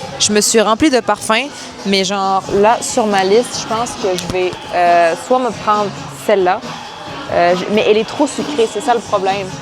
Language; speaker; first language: French; early bilingual, other home language; Arabic